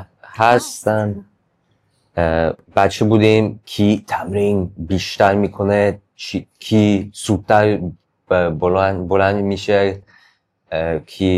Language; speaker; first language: Persian; early bilingual, heritage; English